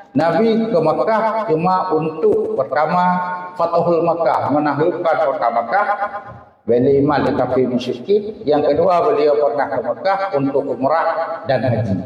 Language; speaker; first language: Malay; non-native, local second language; Achinese